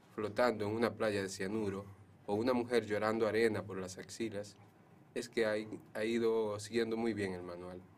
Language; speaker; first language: Spanish; native; Spanish